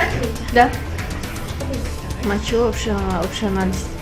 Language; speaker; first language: Russian; non-native, local second language; Kyrgyz